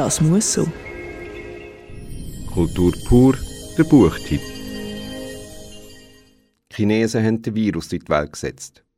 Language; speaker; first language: German; native; German